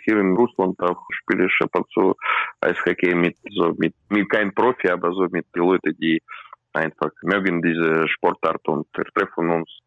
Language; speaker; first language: German; non-native, learner; Russian